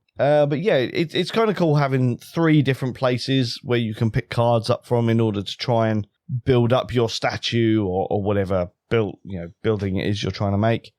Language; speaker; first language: English; native; English